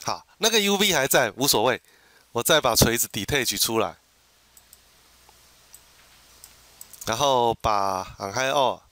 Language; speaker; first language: Chinese; native; Chinese